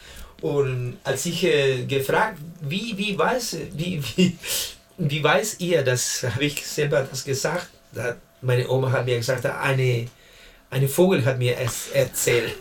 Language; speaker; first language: German; non-native, learner; Spanish